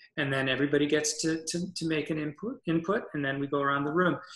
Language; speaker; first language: English; native; English